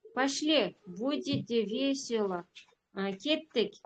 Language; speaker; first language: Russian; non-native, learner; Uzbek